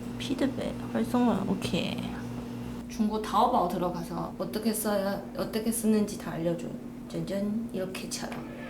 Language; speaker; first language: Korean; non-native, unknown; Chinese